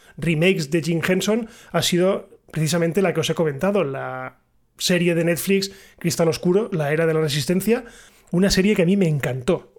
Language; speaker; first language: Spanish; native; Spanish